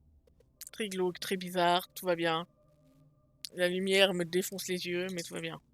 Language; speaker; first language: French; native; French